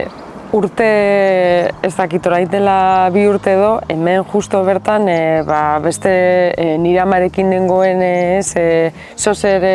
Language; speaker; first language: Basque; non-native, local second language; Spanish